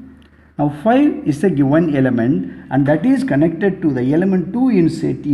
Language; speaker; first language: English; non-native, local second language; Tamil